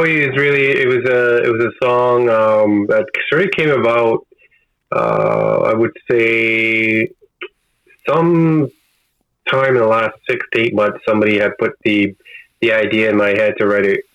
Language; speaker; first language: English; native; English